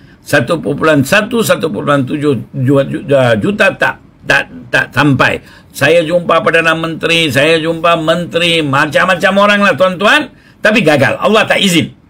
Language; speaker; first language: Malay; non-native, local second language; Tamil